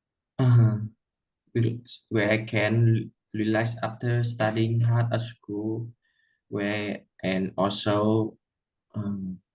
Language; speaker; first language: English; non-native, learner; Vietnamese